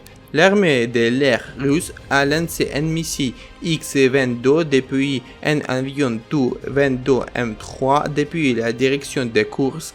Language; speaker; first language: French; non-native, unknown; Ukrainian